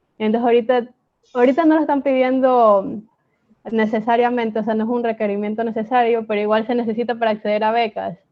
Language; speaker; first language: Spanish; native; Spanish